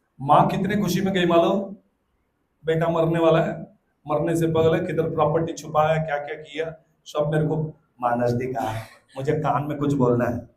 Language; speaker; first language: Hindi; non-native, local second language; Telugu